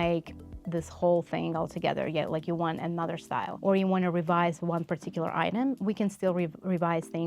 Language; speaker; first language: English; non-native, fluent; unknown